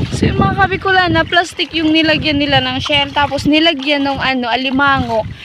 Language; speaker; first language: Filipino; non-native, local second language; Bikol